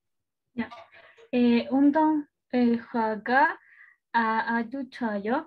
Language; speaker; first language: Korean; non-native, learner; Spanish